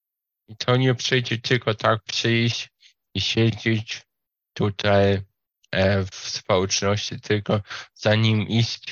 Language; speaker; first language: Polish; non-native, fluent; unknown